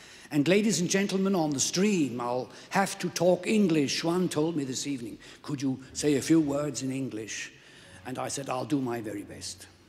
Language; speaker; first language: English; non-native, fluent; Swiss German